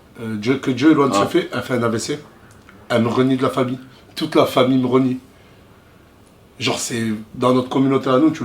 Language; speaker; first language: French; native; French